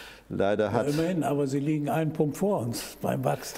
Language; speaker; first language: German; native; German